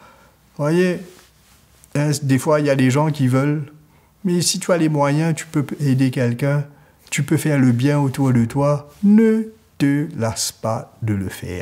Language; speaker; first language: French; native; French